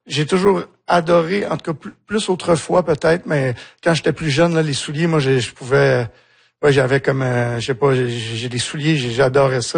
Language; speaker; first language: French; native; French